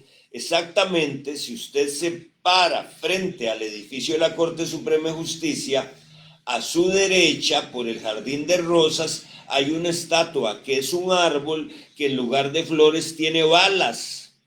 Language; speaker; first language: Spanish; native; Spanish